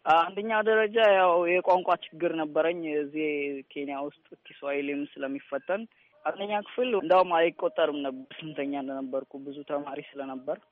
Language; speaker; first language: Amharic; early bilingual, heritage; Amharic